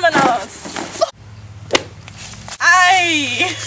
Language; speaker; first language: Spanish; non-native, learner; English